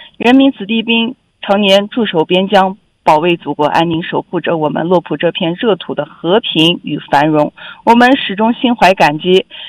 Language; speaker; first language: Chinese; non-native, local second language; Uyghur